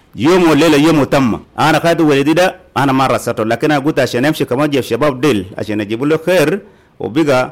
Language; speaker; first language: Arabic; non-native, local second language; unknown